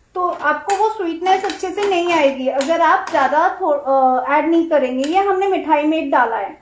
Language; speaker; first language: Hindi; native; Hindi